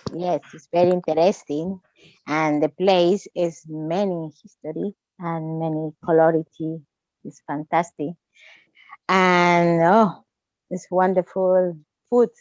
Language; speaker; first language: English; non-native, learner; Spanish